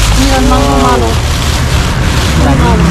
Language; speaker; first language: Spanish; non-native, learner; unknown